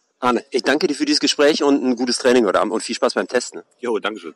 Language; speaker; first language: German; native; German